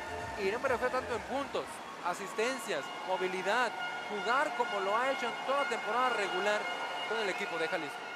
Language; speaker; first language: Spanish; native; Spanish